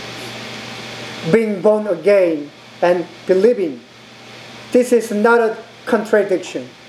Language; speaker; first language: English; non-native, learner; Korean